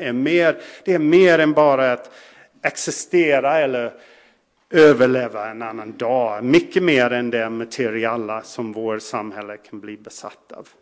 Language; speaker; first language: Swedish; non-native, fluent; English